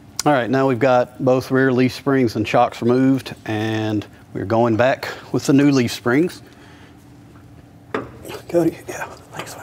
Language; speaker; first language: English; native; English